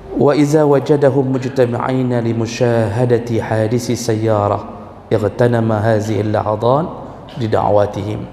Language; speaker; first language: Malay; non-native, local second language; Achinese